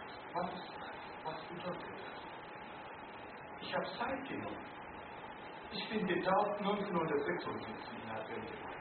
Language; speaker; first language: German; non-native, learner; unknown